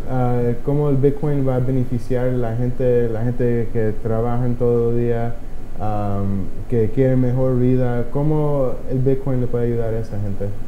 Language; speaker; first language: Spanish; early bilingual, heritage; Spanish